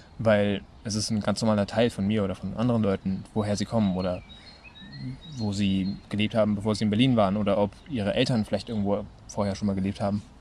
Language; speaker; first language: German; early bilingual, other home language; Italian